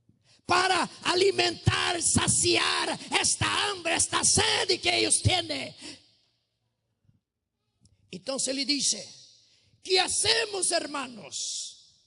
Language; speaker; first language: Spanish; non-native, fluent; Portuguese